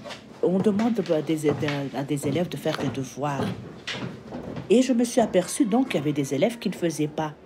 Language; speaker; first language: French; non-native, local second language; Malagasy